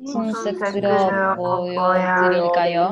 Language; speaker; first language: Korean; non-native, learner; Spanish